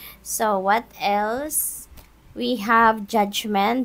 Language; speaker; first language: English; non-native, local second language; Filipino